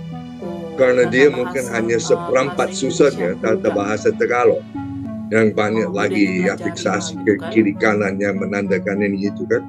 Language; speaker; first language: Indonesian; non-native, fluent; English